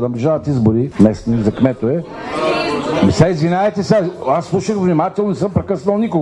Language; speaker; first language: Bulgarian; native; Bulgarian